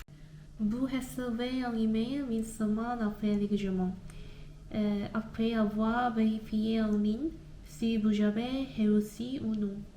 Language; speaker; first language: French; non-native, learner; Korean